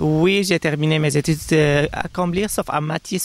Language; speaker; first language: French; non-native, learner; Arabic